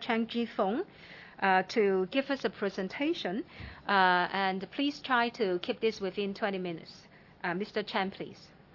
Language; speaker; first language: English; non-native, local second language; Cantonese